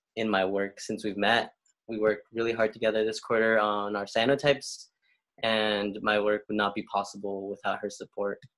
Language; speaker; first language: English; early bilingual, other home language; Spanish